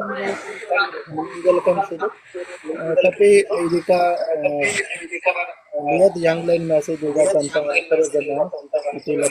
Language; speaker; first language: Indonesian; non-native, learner; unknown